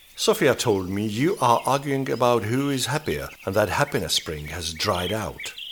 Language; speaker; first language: English; non-native, fluent; Czech